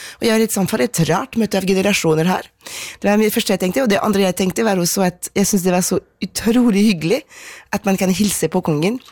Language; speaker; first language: Norwegian; non-native, fluent; French